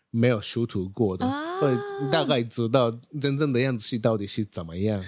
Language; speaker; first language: Chinese; non-native, fluent; Japanese